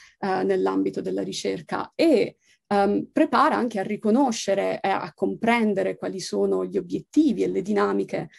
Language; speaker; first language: Italian; native; Italian